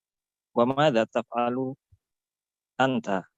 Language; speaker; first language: Arabic; non-native, learner; Indonesian